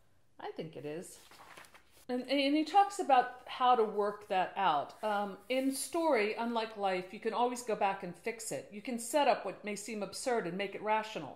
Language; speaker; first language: English; native; English